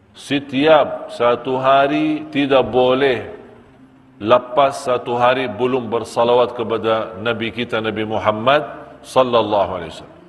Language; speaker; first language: Malay; non-native, fluent; Arabic